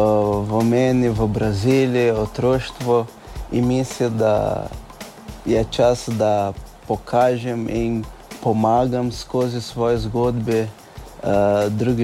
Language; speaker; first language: Slovenian; non-native, learner; Portuguese